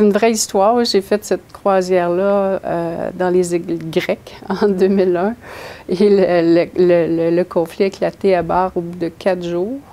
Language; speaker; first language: French; native; French